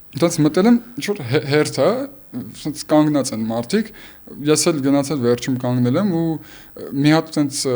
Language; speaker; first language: Armenian; early bilingual, heritage; Armenian